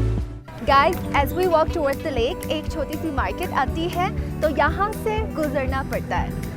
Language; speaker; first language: Hindi; non-native, fluent; Chinese